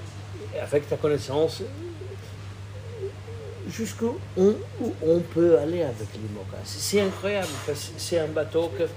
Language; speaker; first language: French; non-native, fluent; Portuguese